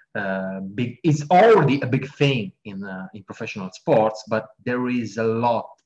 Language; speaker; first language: English; non-native, fluent; Italian